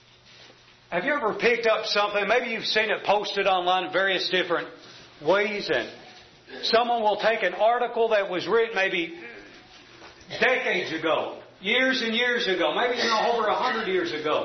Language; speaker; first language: English; native; English